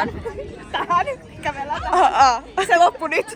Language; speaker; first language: Finnish; native; Finnish